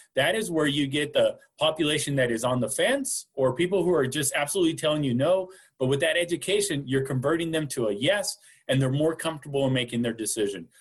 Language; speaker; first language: English; native; English